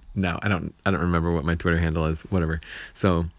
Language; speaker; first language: English; native; English